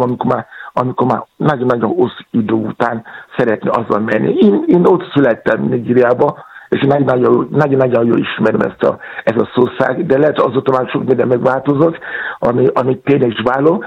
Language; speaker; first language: Hungarian; non-native, fluent; Yoruba